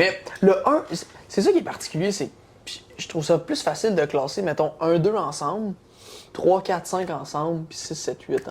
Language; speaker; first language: French; native; French